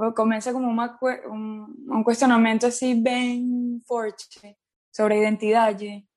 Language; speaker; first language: Portuguese; non-native, learner; Spanish